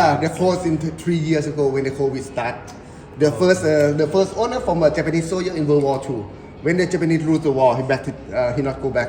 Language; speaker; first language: English; non-native, learner; Thai